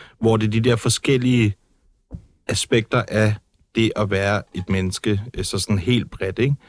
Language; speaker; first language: Danish; native; Danish